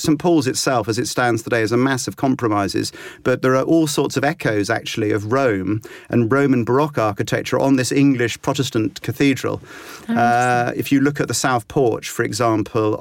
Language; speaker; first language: English; native; English